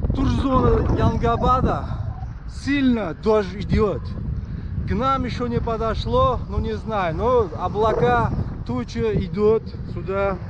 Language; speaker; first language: Russian; non-native, local second language; Uzbek